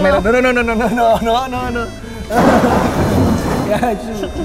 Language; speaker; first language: Russian; non-native, learner; Indonesian